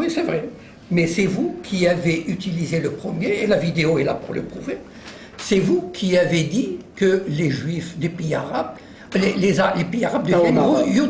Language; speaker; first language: French; native; French